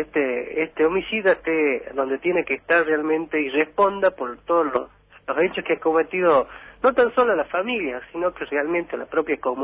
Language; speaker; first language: Spanish; native; Spanish